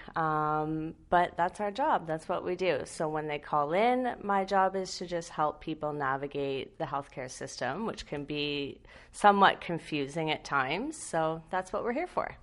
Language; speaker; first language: English; native; English